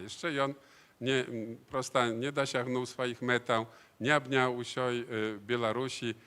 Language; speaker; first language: Polish; non-native, learner; Belarusian